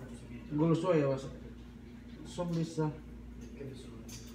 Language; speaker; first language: Arabic; non-native, learner; Filipino